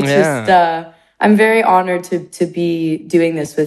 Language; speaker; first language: English; native; English